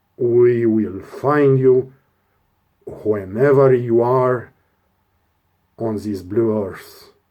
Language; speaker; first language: English; non-native, learner; Romanian